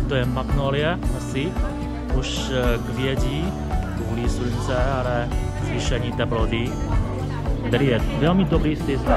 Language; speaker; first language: Czech; non-native, fluent; Chinese